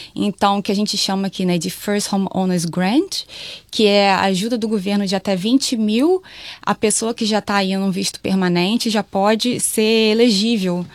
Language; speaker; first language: Portuguese; native; Portuguese